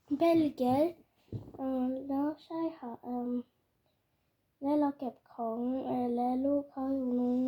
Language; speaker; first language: Thai; early bilingual, heritage; Thai